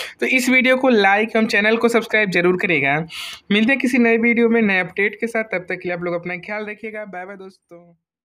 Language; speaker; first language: Hindi; native; Hindi